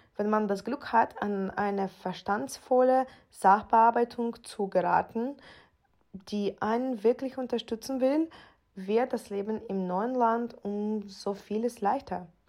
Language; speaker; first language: German; non-native, fluent; Ukrainian